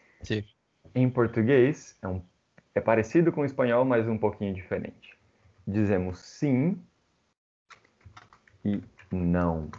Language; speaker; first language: Portuguese; native; Portuguese